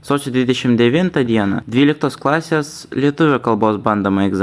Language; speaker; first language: Lithuanian; native; Lithuanian